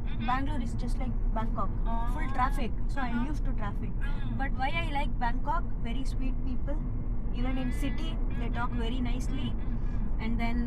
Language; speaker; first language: English; non-native, local second language; Kannada